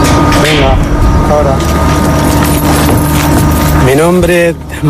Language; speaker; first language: Spanish; non-native, learner; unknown